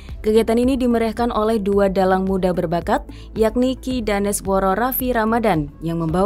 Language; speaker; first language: Indonesian; native; Indonesian